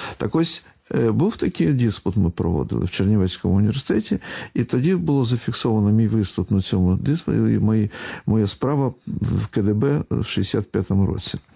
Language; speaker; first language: Ukrainian; non-native, local second language; Russian